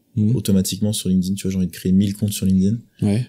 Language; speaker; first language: French; native; French